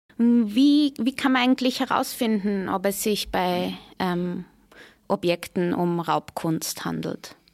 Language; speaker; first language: German; native; German